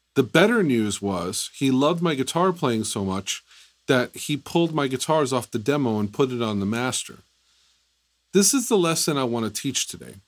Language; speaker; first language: English; native; English